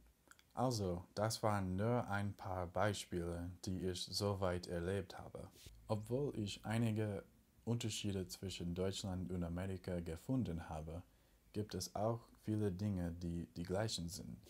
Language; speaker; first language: German; non-native, learner; English